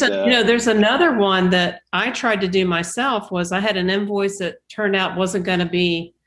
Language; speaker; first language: English; native; English